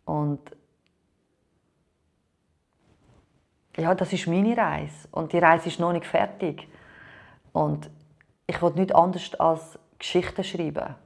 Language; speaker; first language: German; non-native, fluent; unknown